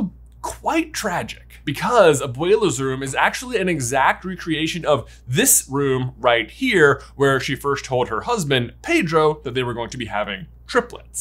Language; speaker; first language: English; native; English